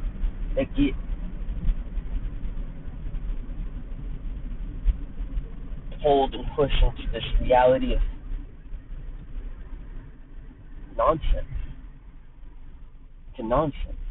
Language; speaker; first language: English; native; English